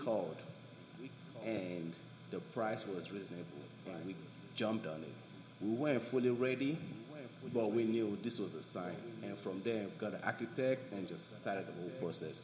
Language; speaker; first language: English; non-native, local second language; Yoruba